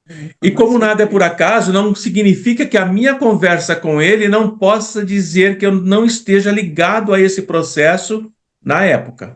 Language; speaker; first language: Portuguese; native; Portuguese